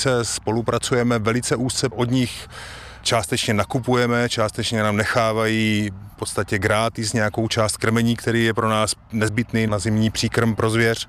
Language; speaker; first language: Czech; native; Czech